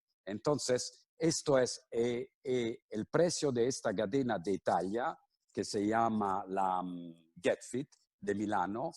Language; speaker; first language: Spanish; non-native, fluent; Italian